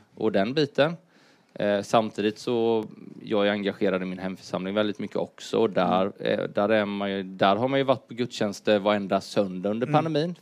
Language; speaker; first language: Swedish; native; Swedish